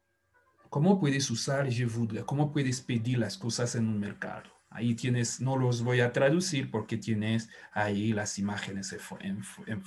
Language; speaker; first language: Spanish; non-native, fluent; French